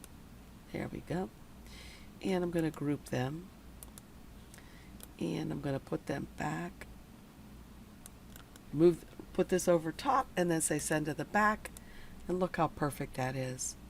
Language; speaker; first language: English; native; English